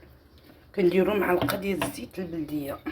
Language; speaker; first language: Arabic; native; Arabic